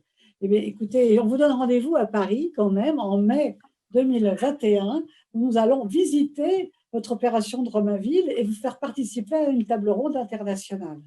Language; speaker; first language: French; native; French